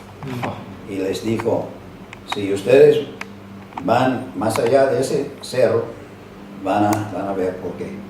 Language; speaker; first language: Spanish; non-native, fluent; English